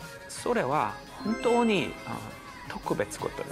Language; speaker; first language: Japanese; non-native, fluent; Korean